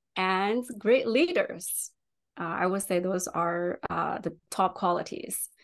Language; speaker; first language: English; non-native, fluent; Chinese